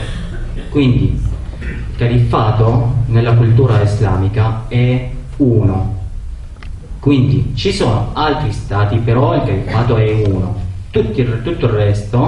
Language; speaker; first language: Italian; non-native, learner; Arabic